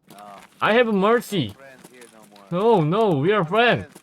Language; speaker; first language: English; non-native, learner; Korean